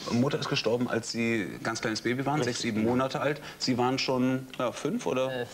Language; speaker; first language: German; native; German